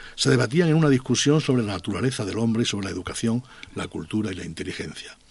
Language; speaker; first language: Spanish; native; Spanish